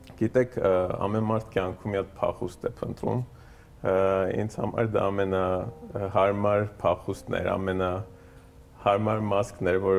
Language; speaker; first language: Armenian; early bilingual, heritage; Armenian